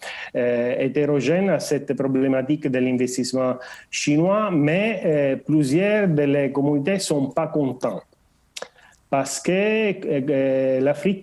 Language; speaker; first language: French; non-native, learner; Portuguese